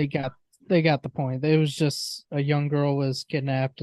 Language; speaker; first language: English; native; English